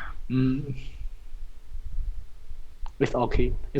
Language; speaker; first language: English; non-native, learner; Chinese